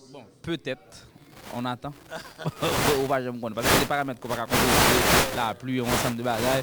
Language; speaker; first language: French; non-native, local second language; Haitian Creole